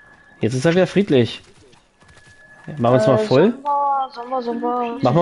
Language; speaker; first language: German; native; German